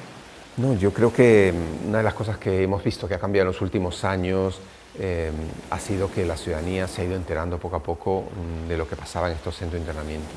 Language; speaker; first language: Spanish; native; Spanish